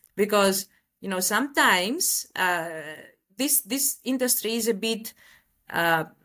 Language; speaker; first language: English; non-native, fluent; Greek